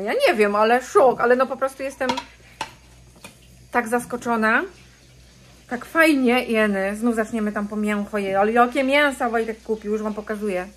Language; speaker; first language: Polish; native; Polish